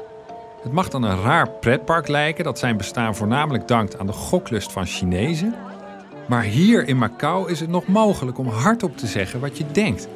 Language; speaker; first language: Dutch; native; Dutch